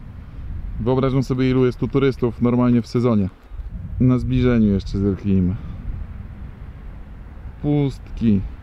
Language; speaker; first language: Polish; native; Polish